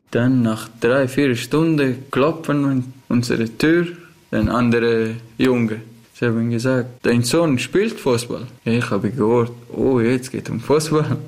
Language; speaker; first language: German; non-native, learner; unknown